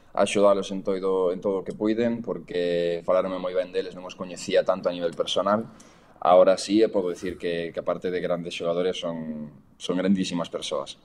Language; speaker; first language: Galician; native; Galician